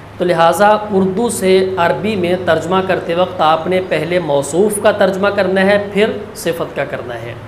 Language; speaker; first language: Urdu; native; Urdu